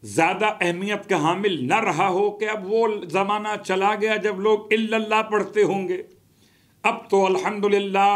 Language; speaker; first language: Urdu; native; Urdu